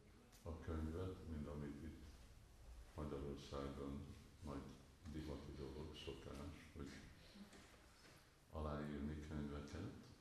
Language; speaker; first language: Hungarian; early bilingual, heritage; Hungarian